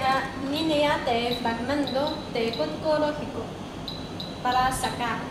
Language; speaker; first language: Spanish; non-native, learner; Chinese